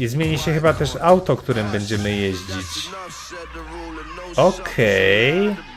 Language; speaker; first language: Polish; native; Polish